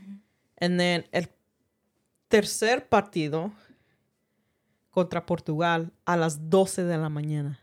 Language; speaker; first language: Spanish; early bilingual, heritage; Spanish